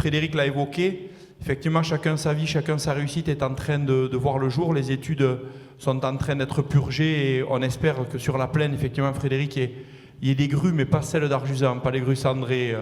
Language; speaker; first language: French; native; French